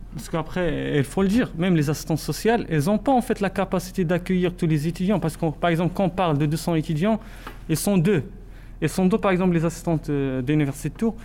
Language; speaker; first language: French; non-native, local second language; Arabic